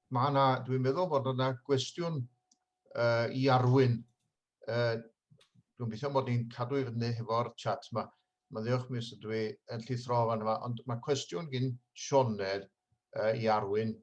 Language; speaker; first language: Welsh; native; Welsh